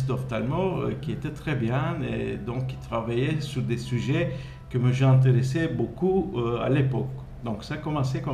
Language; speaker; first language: French; non-native, fluent; Turkish